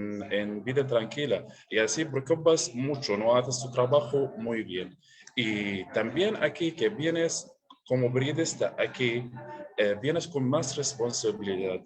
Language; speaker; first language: Spanish; non-native, learner; Arabic